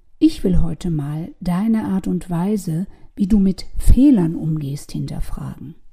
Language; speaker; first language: German; native; German